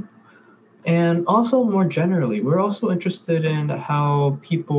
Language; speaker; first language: English; early bilingual, other home language; Korean